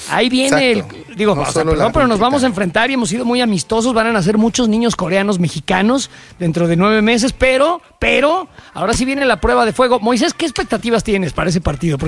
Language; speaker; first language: Spanish; native; Spanish